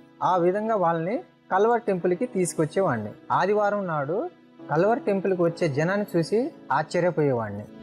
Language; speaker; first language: Telugu; native; Telugu